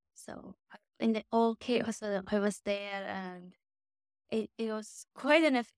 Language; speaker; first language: English; non-native, fluent; Persian